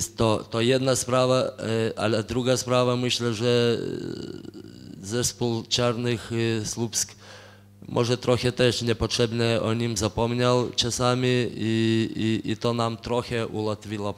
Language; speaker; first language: Polish; non-native, fluent; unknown